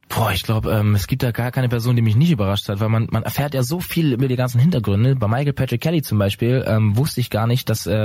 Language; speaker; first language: German; native; German